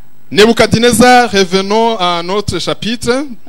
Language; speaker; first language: French; non-native, local second language; Kinyarwanda